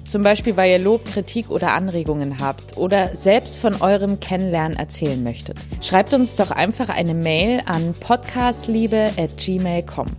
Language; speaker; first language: German; native; German